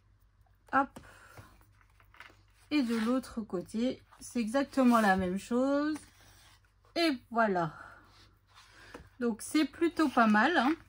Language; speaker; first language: French; native; French